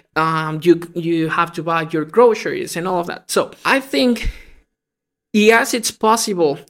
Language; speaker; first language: English; non-native, fluent; Spanish